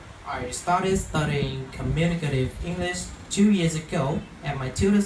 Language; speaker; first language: English; non-native, fluent; Vietnamese